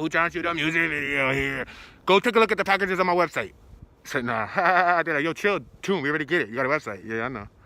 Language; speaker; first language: English; native; English